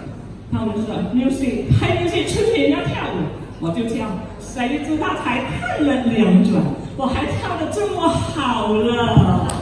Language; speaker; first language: Chinese; early bilingual, heritage; Chinese